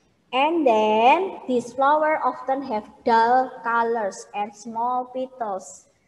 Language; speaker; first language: English; non-native, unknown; Indonesian